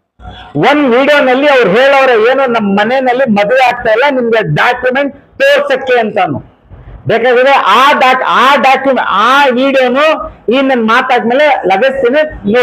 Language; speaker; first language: Kannada; native; Kannada